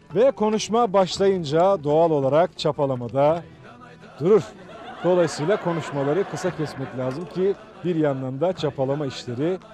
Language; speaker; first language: Turkish; native; Turkish